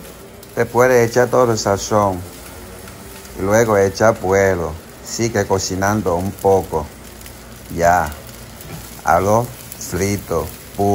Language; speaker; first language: Spanish; non-native, learner; Chinese